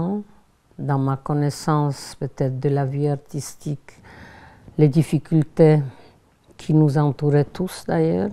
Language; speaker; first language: French; non-native, fluent; Polish